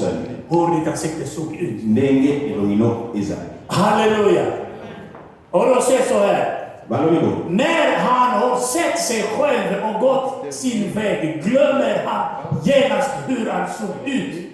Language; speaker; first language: Swedish; non-native, fluent; Lingala